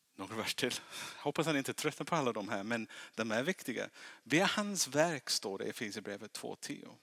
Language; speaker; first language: Swedish; non-native, fluent; English